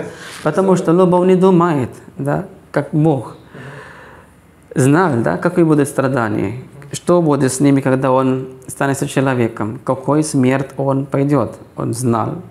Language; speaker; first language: Russian; non-native, fluent; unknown